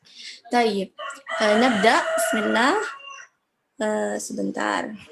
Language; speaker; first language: Arabic; non-native, fluent; Indonesian